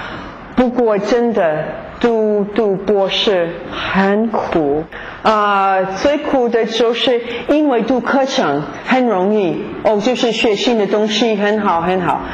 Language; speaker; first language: Chinese; non-native, fluent; English